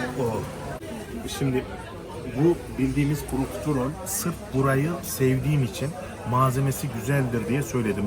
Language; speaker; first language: Turkish; native; Turkish